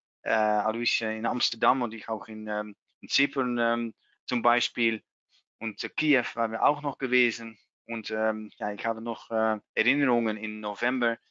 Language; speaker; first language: German; non-native, learner; Dutch